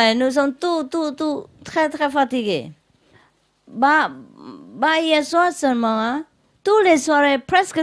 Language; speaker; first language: French; non-native, learner; Vietnamese